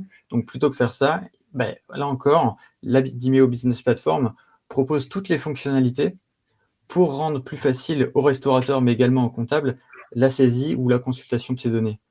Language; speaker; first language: French; native; French